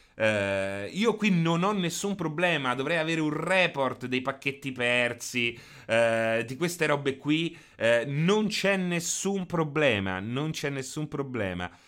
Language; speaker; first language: Italian; native; Italian